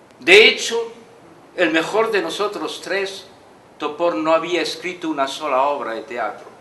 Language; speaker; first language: Spanish; native; Spanish